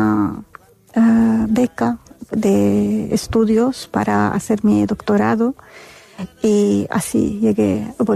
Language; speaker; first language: Spanish; non-native, fluent; Arabic